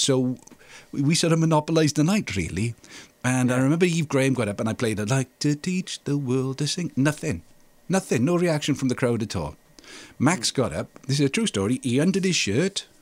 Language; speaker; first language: English; native; English